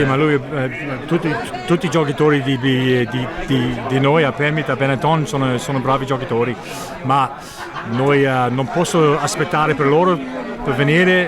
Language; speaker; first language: Italian; non-native, learner; English